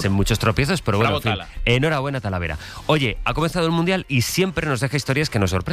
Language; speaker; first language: Spanish; native; Spanish